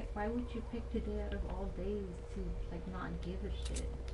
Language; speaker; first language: English; native; English